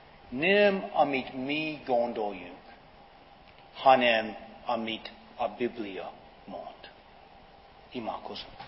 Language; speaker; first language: Hungarian; non-native, fluent; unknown